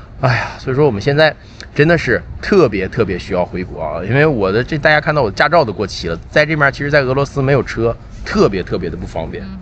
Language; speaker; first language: Chinese; native; Chinese